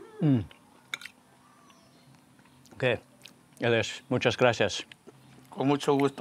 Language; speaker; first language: Spanish; non-native, learner; English